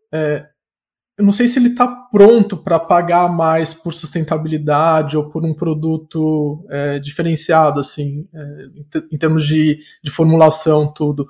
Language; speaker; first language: Portuguese; native; Portuguese